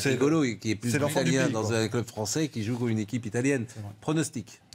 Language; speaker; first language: French; native; French